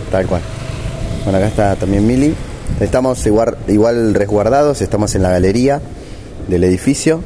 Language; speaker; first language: Spanish; native; Spanish